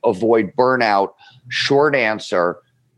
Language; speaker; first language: English; native; English